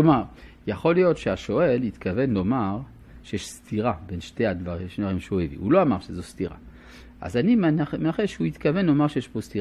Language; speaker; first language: Hebrew; non-native, fluent; French